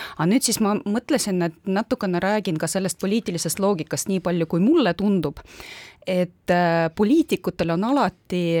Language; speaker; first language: Estonian; non-native, local second language; Russian